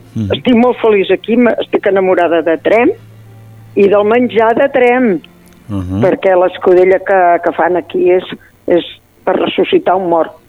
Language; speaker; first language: Catalan; native; Catalan